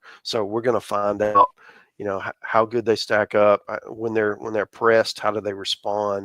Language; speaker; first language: English; native; English